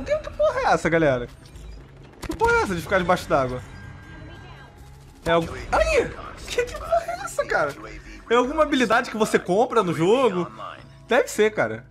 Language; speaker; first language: Portuguese; native; Portuguese